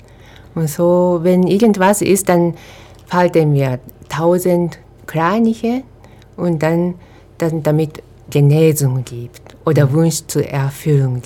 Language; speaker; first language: German; non-native, fluent; Japanese